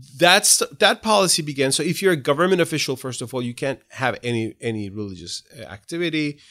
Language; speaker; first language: English; non-native, fluent; Turkish